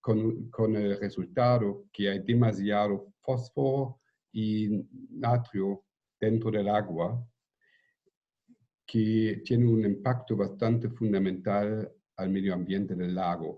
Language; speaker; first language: Spanish; non-native, fluent; German